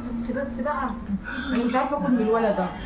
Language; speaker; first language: Arabic; native; Arabic